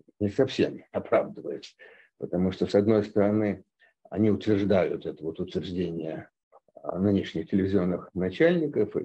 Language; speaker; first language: Russian; native; Russian